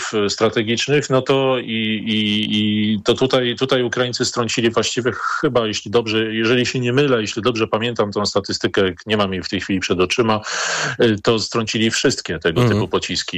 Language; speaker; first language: Polish; native; Polish